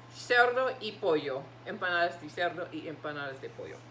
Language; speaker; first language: Spanish; non-native, learner; English